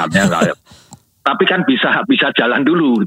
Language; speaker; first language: Indonesian; native; Indonesian